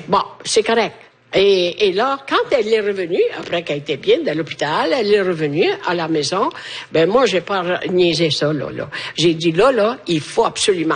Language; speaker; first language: French; non-native, fluent; Italian